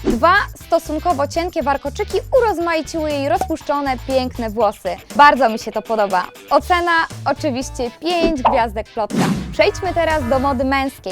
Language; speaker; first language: Polish; native; Polish